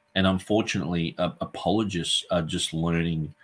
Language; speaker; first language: English; native; English